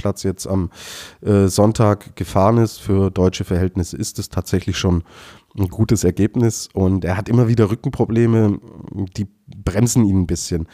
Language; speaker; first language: German; native; German